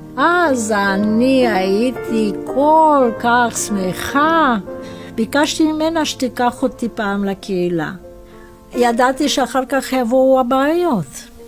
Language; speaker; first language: Hebrew; non-native, fluent; Romanian